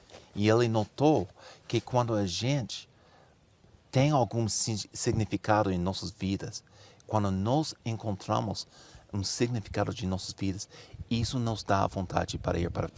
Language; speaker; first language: Portuguese; non-native, fluent; English